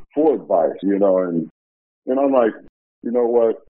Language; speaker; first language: English; native; English